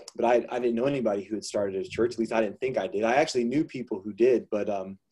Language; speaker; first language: English; native; English